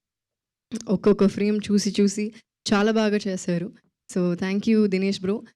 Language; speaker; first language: Telugu; non-native, local second language; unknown